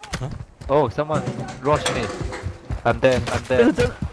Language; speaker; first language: English; non-native, learner; Chinese